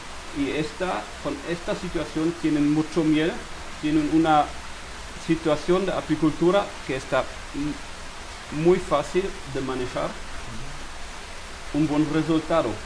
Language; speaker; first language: Spanish; non-native, fluent; German